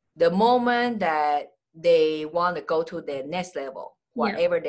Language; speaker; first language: English; non-native, fluent; Chinese